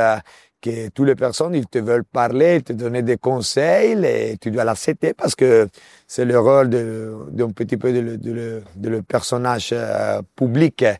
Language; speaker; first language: French; non-native, local second language; Italian